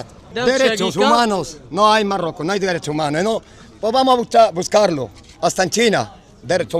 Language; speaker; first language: Spanish; non-native, learner; Arabic